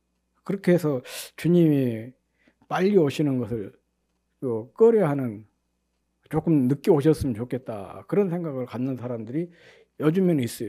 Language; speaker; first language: Korean; native; Korean